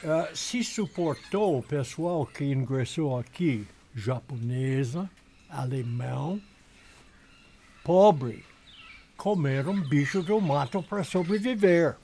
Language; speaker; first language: Portuguese; non-native, learner; English